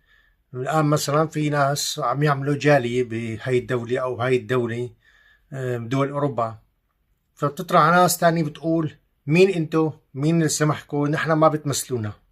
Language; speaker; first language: Arabic; native; Arabic